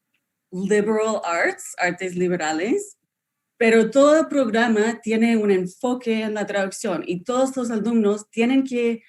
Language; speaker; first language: Spanish; non-native, fluent; English